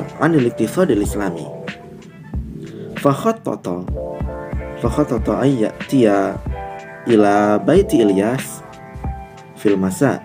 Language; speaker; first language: Arabic; non-native, learner; Indonesian